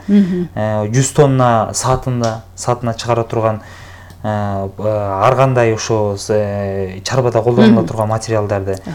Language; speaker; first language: Kyrgyz; native; Kyrgyz